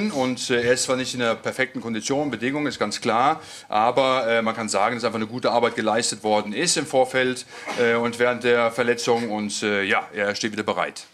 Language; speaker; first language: German; native; German